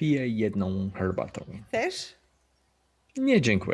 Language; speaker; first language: Polish; non-native, learner; English